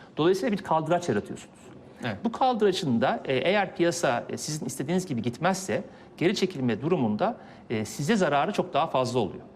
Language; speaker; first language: Turkish; native; Turkish